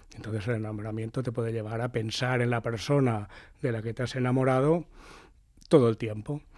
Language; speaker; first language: Spanish; native; Spanish